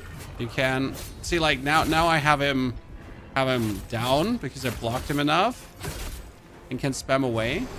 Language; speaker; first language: English; non-native, fluent; German